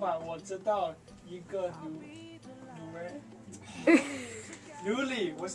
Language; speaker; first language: Chinese; non-native, learner; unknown